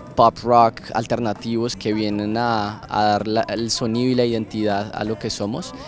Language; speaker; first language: Spanish; non-native, fluent; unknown